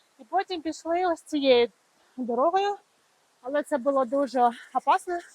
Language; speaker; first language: Ukrainian; non-native, local second language; Russian